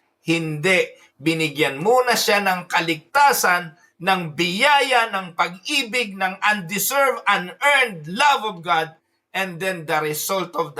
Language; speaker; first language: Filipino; native; Filipino